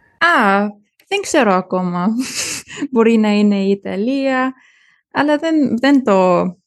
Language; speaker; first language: Greek; early bilingual, heritage; German